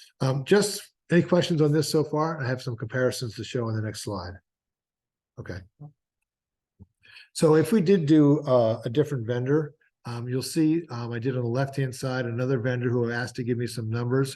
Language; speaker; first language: English; native; English